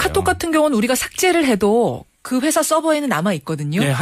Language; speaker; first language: Korean; native; Korean